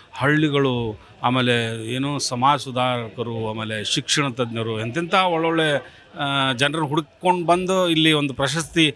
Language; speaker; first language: Kannada; native; Kannada